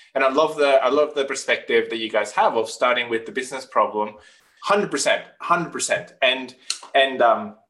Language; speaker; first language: English; non-native, fluent; Spanish